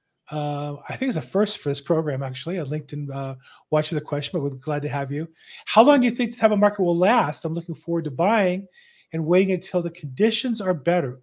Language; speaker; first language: English; native; English